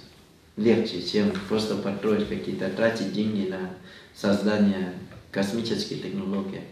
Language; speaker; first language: Russian; non-native, fluent; Thai